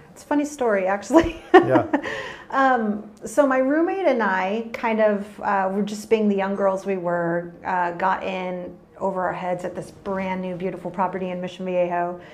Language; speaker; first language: English; native; English